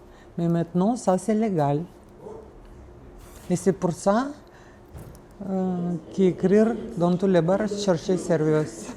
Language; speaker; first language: French; non-native, learner; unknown